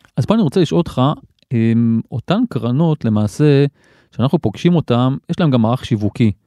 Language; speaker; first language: Hebrew; native; Hebrew